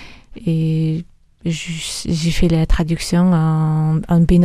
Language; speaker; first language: French; early bilingual, other home language; Mongolian